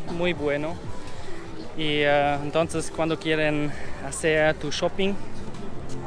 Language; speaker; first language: Spanish; non-native, learner; German